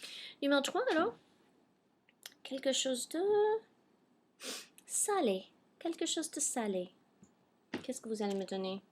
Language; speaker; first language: French; non-native, fluent; English